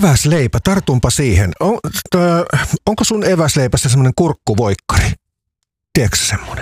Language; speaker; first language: Finnish; native; Finnish